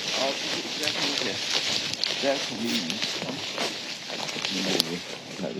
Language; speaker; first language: Swedish; native; Swedish